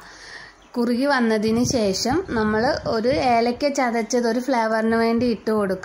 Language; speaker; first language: Malayalam; early bilingual, heritage; Malayalam